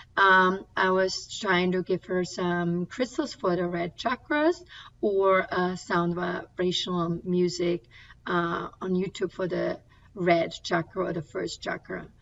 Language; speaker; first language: English; non-native, fluent; German